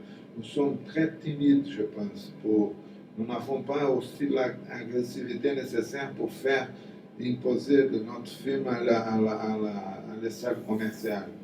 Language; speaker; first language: French; non-native, fluent; Portuguese